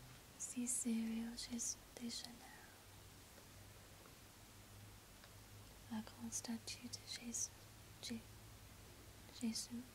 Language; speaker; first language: French; non-native, learner; English